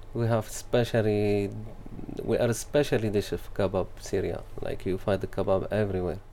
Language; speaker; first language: English; non-native, learner; Arabic